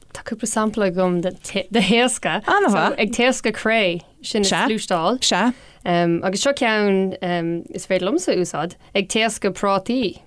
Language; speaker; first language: Irish; non-native, local second language; English